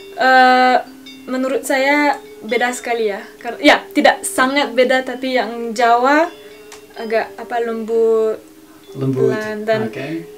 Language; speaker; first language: Indonesian; non-native, learner; French